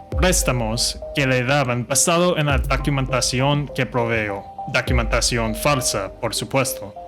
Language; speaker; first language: Spanish; non-native, fluent; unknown